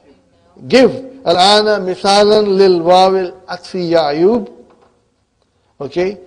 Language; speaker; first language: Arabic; non-native, fluent; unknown